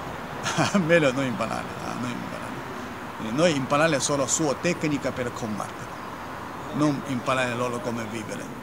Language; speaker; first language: Italian; non-native, learner; Chinese